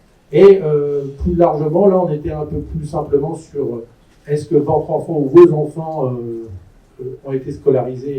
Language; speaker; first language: French; native; French